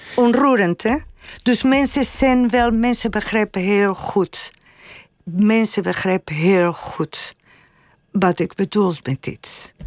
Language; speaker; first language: Dutch; non-native, fluent; Spanish